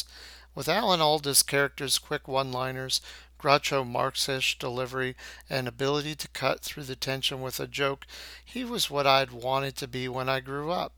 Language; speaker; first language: English; native; English